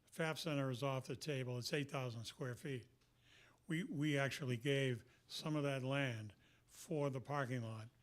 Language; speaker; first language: English; native; English